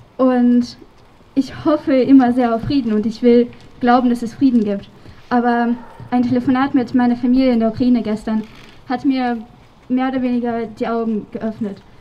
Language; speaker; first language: German; non-native, fluent; Ukrainian